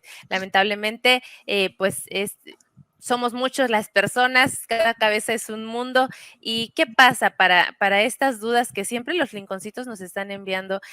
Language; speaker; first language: Spanish; native; Spanish